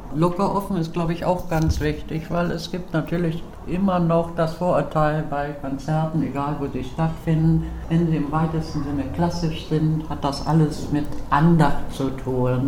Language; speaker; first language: German; native; German